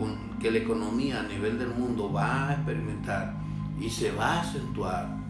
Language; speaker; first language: Spanish; native; Spanish